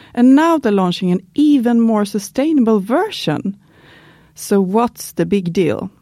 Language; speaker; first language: English; non-native, fluent; Swedish